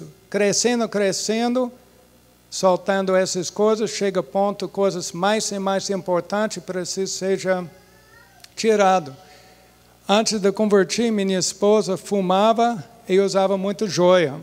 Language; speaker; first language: Portuguese; non-native, fluent; English